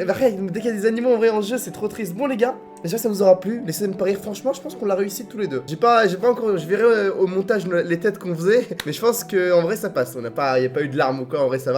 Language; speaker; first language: French; native; French